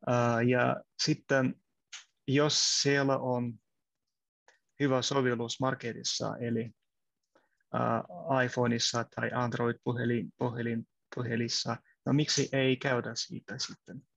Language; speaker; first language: Finnish; non-native, learner; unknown